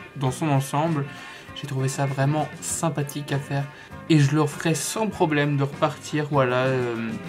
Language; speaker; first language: French; native; French